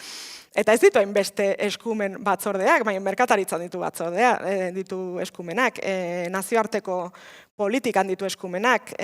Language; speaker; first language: Basque; native; Basque